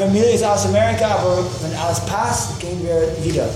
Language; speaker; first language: German; non-native, learner; English